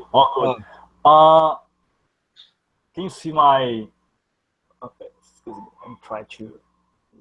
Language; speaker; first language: English; non-native, learner; Portuguese